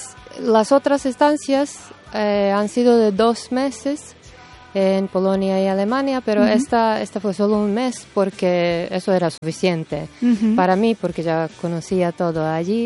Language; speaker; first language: Spanish; non-native, fluent; Serbian